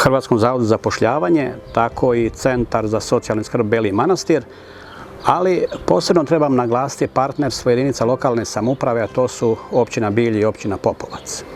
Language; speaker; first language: Croatian; native; Croatian